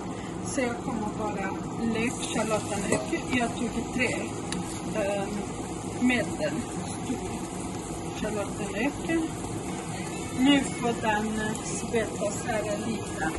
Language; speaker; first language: Swedish; non-native, fluent; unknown